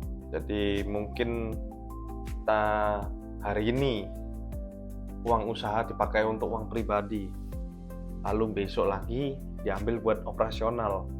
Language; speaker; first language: Indonesian; native; Indonesian